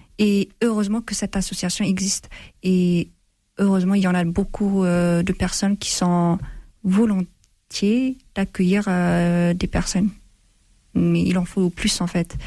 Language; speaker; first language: French; non-native, fluent; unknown